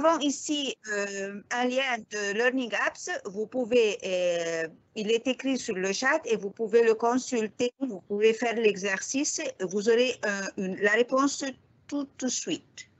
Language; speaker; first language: French; non-native, fluent; Arabic